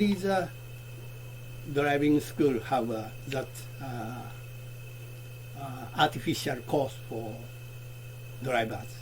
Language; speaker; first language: English; non-native, learner; Japanese